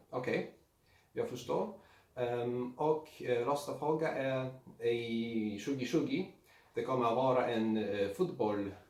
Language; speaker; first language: Swedish; non-native, learner; Polish